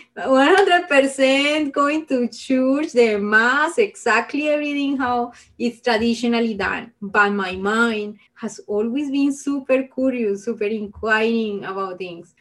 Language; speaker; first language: English; non-native, fluent; Spanish